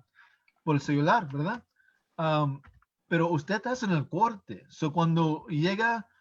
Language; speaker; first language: Spanish; non-native, fluent; English